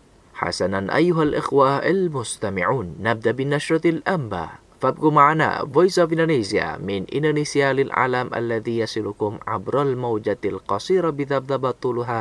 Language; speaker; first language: Arabic; non-native, fluent; Indonesian